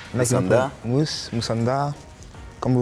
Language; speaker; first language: French; early bilingual, other home language; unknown